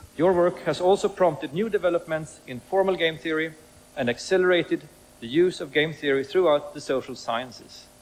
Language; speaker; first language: English; non-native, fluent; Swedish